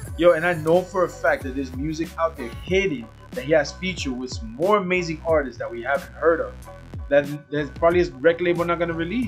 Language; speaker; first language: English; early bilingual, other home language; Spanish